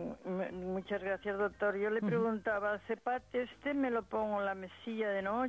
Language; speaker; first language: Spanish; native; Spanish